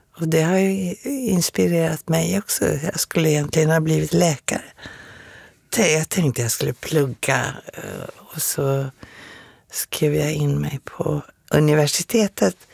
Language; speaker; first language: Swedish; early bilingual, other home language; Finnish